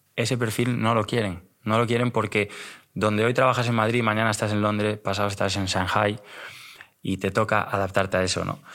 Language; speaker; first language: Spanish; native; Spanish